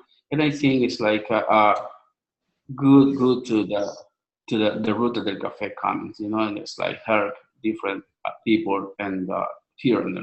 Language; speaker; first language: English; non-native, learner; Spanish